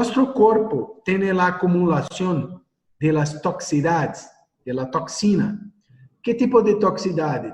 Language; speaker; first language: Spanish; non-native, learner; Portuguese